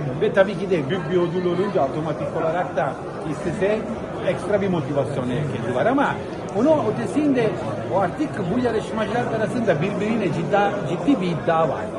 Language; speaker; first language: Turkish; non-native, fluent; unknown